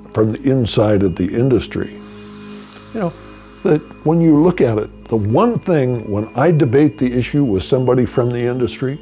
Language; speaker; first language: English; native; English